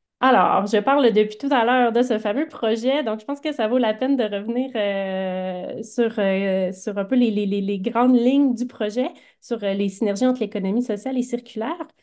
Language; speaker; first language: French; native; French